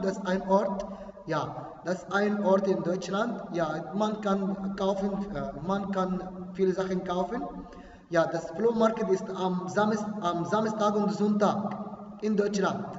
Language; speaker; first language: German; non-native, fluent; Arabic